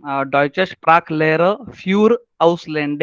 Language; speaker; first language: German; non-native, learner; Marathi